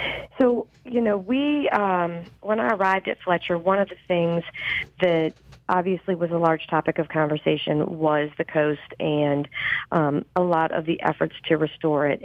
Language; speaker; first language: English; native; English